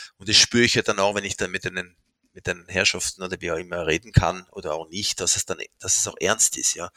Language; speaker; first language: German; non-native, fluent; French